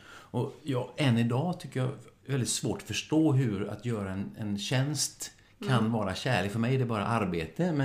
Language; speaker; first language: Swedish; non-native, fluent; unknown